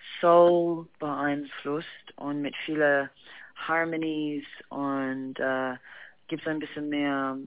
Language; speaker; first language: German; non-native, fluent; English